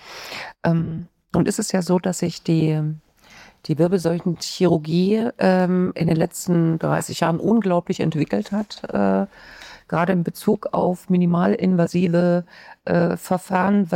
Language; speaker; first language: German; native; German